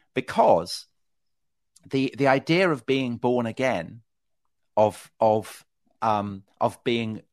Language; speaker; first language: English; native; English